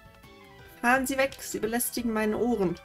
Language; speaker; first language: German; native; German